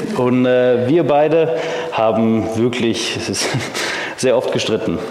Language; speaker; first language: German; early bilingual, heritage; German